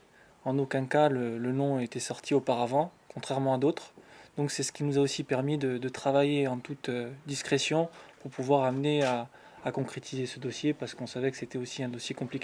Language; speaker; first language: French; native; French